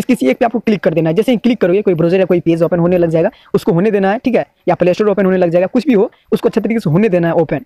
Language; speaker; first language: Hindi; native; Hindi